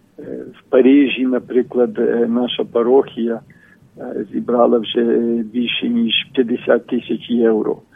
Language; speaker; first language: Ukrainian; early bilingual, heritage; Ukrainian